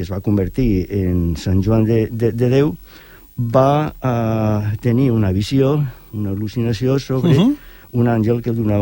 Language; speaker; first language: Catalan; native; Catalan